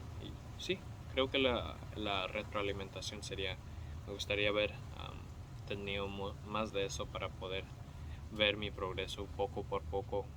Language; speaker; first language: Spanish; early bilingual, heritage; Spanish